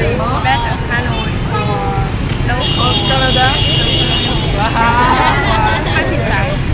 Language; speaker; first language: English; non-native, learner; Vietnamese